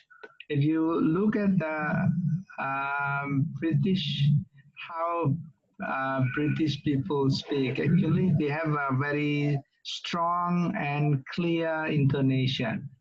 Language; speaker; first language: English; non-native, local second language; Indonesian